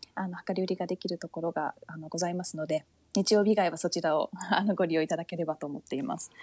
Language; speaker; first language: Japanese; early bilingual, heritage; Japanese